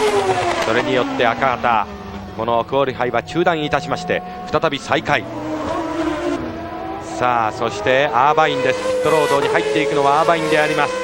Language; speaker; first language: Japanese; native; Japanese